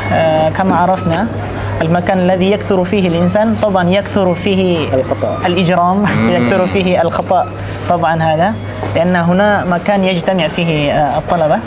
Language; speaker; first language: Arabic; non-native, fluent; Indonesian